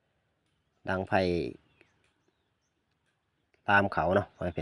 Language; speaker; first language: Thai; non-native, local second language; Lao